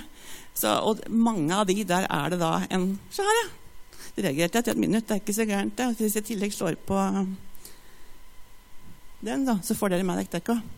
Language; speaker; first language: Norwegian; native; Norwegian